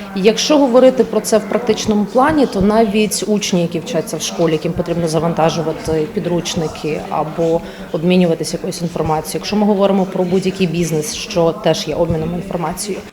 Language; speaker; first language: Ukrainian; native; Ukrainian